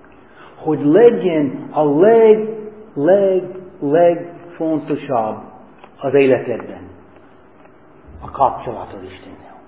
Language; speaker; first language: Hungarian; non-native, learner; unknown